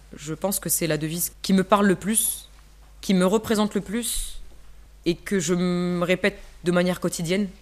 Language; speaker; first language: French; native; French